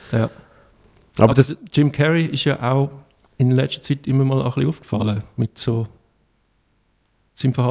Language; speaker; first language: German; native; German